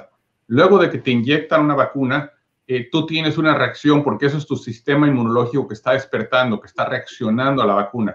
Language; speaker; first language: Spanish; native; Spanish